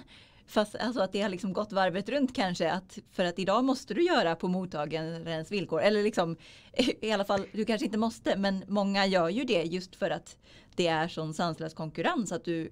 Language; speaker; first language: Swedish; native; Swedish